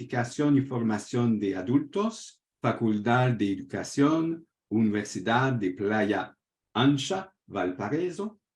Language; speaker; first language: Spanish; non-native, fluent; French